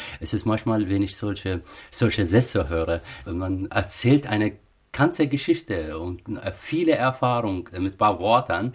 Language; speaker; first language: German; non-native, fluent; Arabic